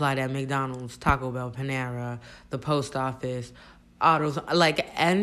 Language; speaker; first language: English; early bilingual, other home language; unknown